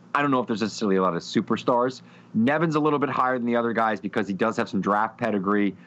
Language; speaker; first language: English; native; English